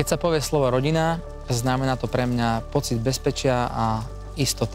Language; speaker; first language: Slovak; native; Slovak